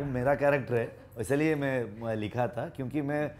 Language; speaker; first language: Hindi; non-native, local second language; Kannada